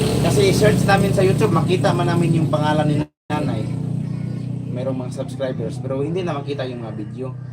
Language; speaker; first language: Filipino; native; Filipino